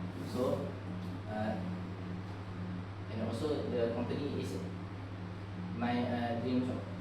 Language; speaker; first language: English; non-native, learner; Malay